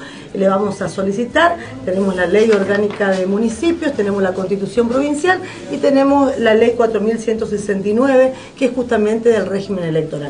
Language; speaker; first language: Spanish; native; Spanish